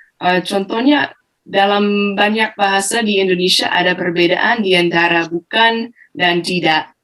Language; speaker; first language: Indonesian; non-native, fluent; English